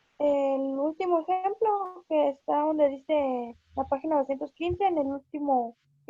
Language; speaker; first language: Spanish; native; Spanish